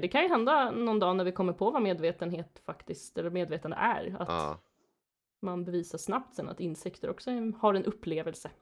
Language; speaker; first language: Swedish; native; Swedish